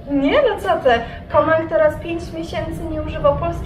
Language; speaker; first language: Polish; native; Polish